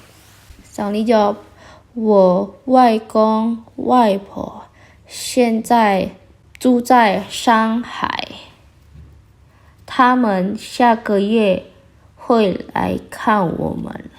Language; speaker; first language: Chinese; non-native, fluent; Indonesian